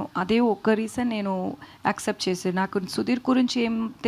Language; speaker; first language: Telugu; non-native, learner; Tamil